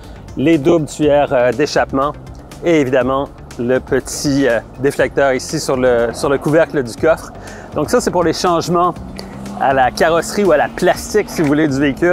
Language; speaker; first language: French; native; French